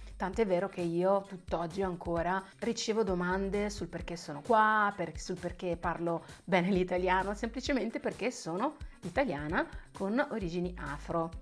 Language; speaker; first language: Italian; native; Italian